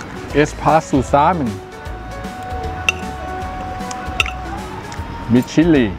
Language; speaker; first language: German; non-native, fluent; Thai